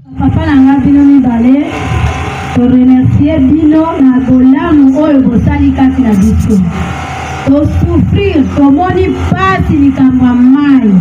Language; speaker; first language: Lingala; native; Lingala